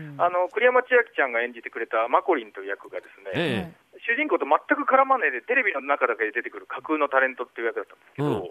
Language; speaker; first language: Japanese; native; Japanese